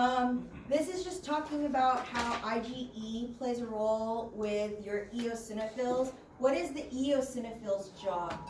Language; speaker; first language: English; native; English